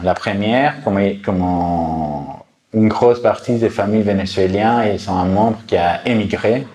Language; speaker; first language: French; non-native, fluent; Spanish